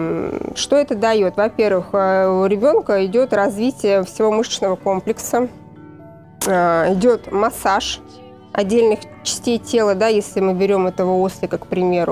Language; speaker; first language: Russian; native; Russian